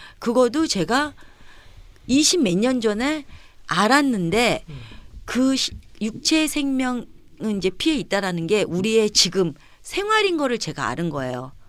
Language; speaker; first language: Korean; early bilingual, heritage; Korean